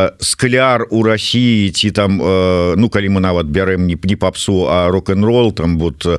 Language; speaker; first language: Belarusian; non-native, local second language; Russian